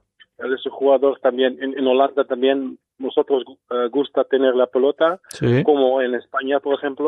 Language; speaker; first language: Spanish; non-native, fluent; Dutch